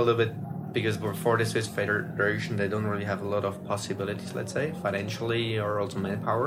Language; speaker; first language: English; non-native, fluent; French